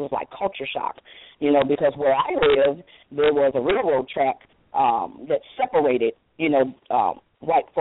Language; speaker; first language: English; native; English